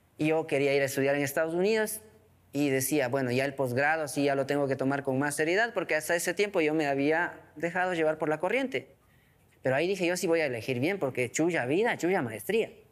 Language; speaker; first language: Spanish; non-native, local second language; Quechua